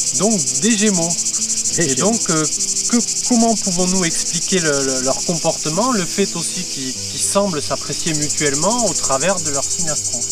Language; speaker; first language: French; native; French